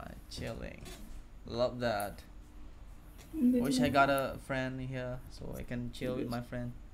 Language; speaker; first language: English; non-native, fluent; Indonesian